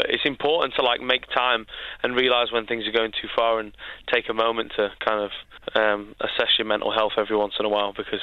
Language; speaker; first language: English; native; English